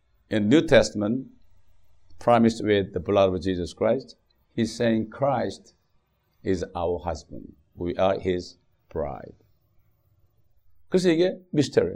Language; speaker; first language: English; non-native, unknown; Korean